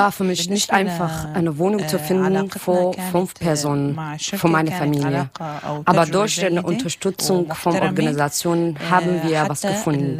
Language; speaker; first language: German; non-native, learner; Arabic